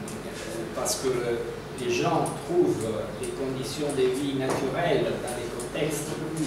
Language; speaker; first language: French; non-native, fluent; Italian